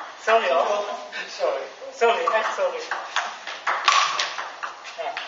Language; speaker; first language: Dutch; non-native, learner; Chinese